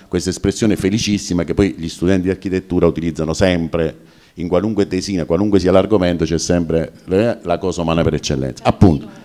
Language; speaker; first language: Italian; native; Italian